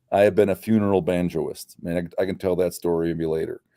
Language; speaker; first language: English; native; English